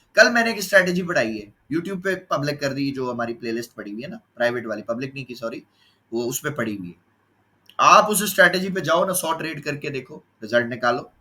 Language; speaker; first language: Urdu; non-native, local second language; Punjabi